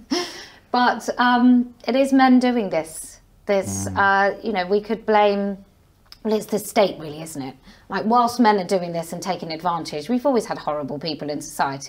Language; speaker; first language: English; native; English